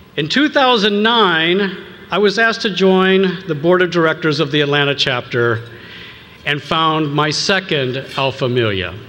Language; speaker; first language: English; native; English